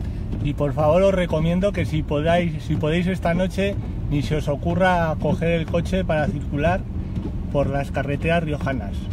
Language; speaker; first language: Spanish; native; Spanish